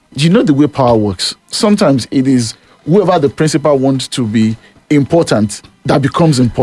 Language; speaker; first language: English; non-native, local second language; Yoruba